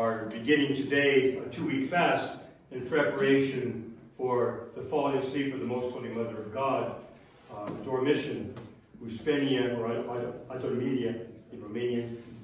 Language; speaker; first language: English; native; English